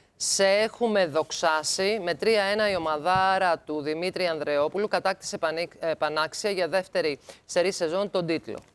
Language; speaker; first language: Greek; native; Greek